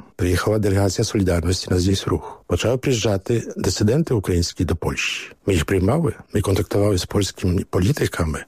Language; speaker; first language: Ukrainian; early bilingual, heritage; Ukrainian